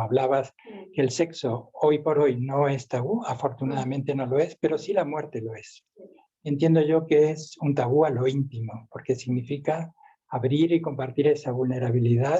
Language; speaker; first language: Spanish; native; Spanish